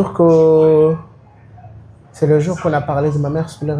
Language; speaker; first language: French; non-native, local second language; Ngazidja Comorian